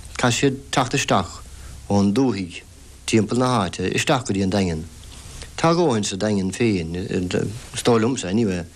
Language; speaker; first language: Irish; native; Irish